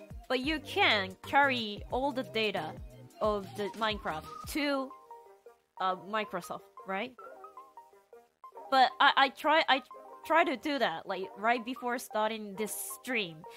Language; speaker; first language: English; non-native, fluent; Japanese